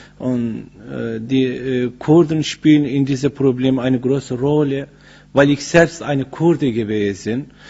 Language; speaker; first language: German; non-native, learner; Kurdish